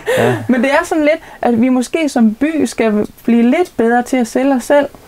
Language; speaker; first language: Danish; native; Danish